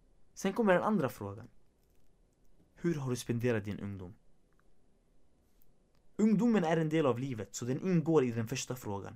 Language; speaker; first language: Swedish; early bilingual, other home language; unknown